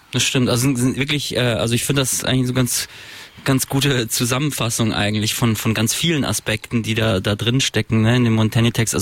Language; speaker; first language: German; native; German